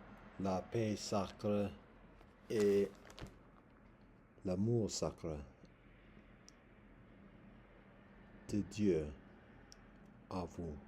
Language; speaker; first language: French; non-native, learner; English